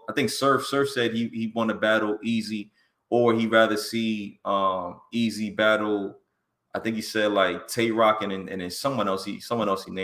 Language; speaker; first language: English; native; English